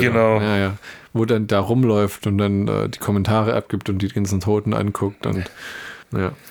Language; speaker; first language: German; native; German